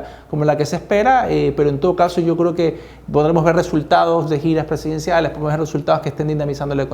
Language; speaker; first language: Spanish; native; Spanish